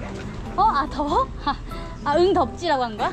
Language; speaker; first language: Korean; native; Korean